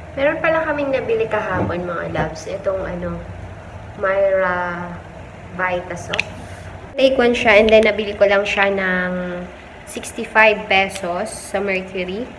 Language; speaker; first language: Filipino; native; Filipino